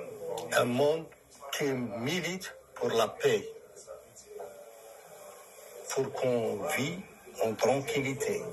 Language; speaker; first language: French; non-native, local second language; Arabic